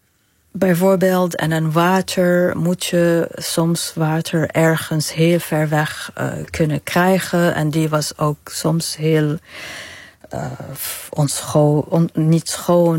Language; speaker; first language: Dutch; non-native, fluent; Arabic